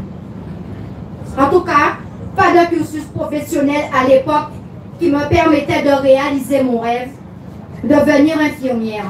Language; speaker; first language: French; native; French